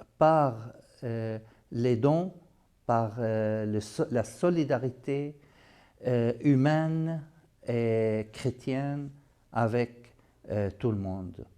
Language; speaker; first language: French; non-native, fluent; Arabic